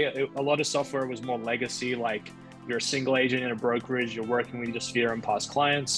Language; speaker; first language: English; native; English